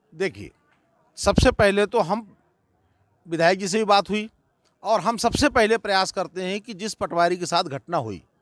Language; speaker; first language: Hindi; native; Hindi